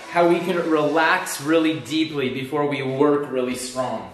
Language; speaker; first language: English; native; English